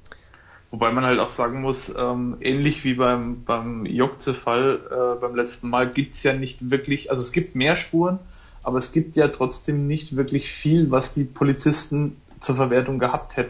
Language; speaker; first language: German; native; German